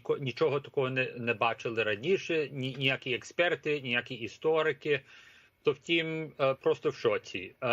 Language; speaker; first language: Ukrainian; early bilingual, heritage; Ukrainian